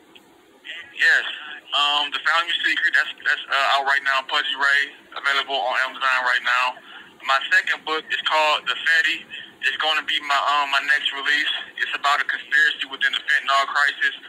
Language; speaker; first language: English; native; English